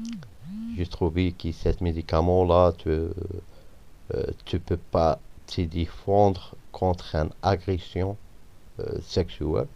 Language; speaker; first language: French; non-native, fluent; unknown